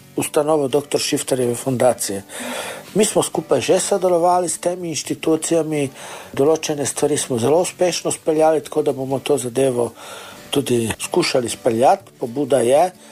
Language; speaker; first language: Slovenian; non-native, local second language; Romany